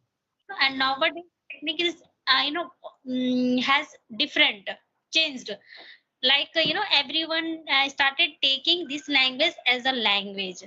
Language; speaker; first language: English; non-native, learner; Hindi